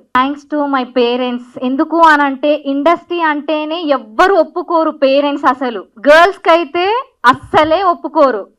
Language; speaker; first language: Telugu; non-native, local second language; Marathi